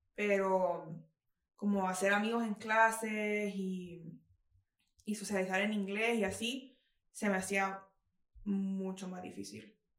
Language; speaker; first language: Spanish; native; Spanish